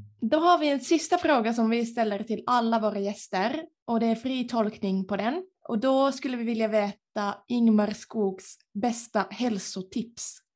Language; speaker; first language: Swedish; non-native, fluent; Finnish